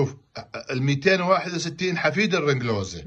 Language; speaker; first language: German; non-native, learner; Arabic